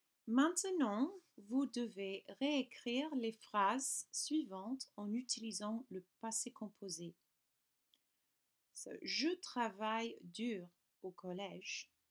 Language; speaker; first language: French; non-native, fluent; English